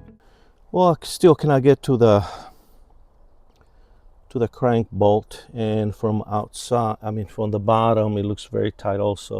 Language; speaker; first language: English; native; English